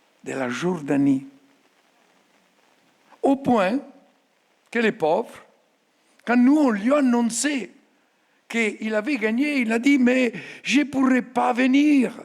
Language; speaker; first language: French; non-native, fluent; Italian